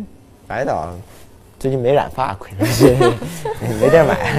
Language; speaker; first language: Chinese; native; Chinese